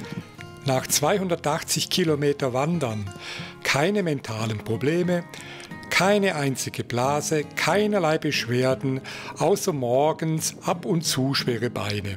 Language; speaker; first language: German; native; German